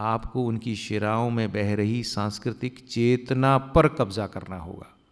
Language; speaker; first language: Hindi; native; Hindi